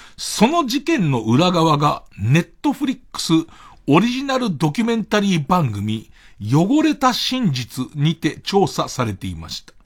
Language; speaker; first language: Japanese; native; Japanese